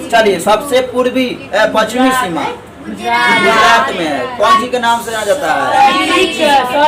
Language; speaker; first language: Hindi; native; Hindi